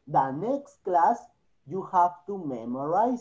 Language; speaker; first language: English; non-native, fluent; Spanish